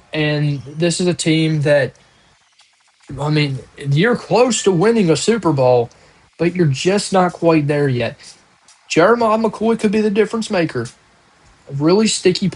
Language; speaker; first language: English; native; English